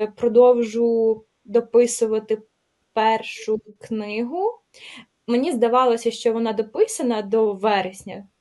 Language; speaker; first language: Ukrainian; native; Ukrainian